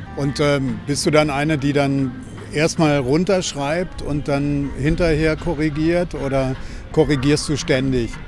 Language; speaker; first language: German; native; German